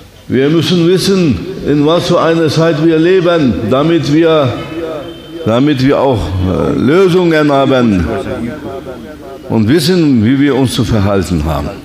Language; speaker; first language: German; non-native, fluent; Turkish